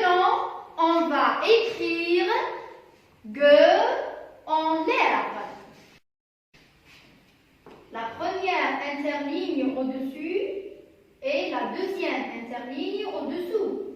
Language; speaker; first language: French; non-native, local second language; Arabic